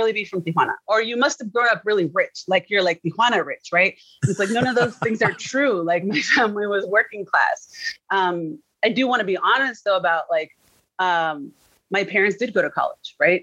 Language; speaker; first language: English; early bilingual, other home language; Spanish